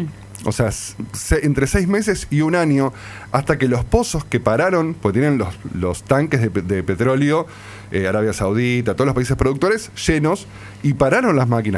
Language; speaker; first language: Spanish; native; Spanish